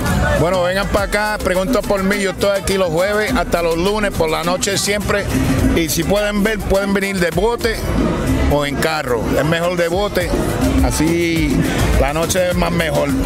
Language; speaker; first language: Spanish; early bilingual, heritage; Spanish